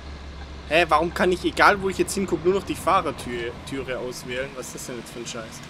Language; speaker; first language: German; native; German